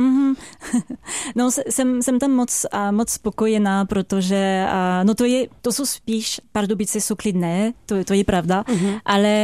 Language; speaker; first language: Czech; non-native, fluent; French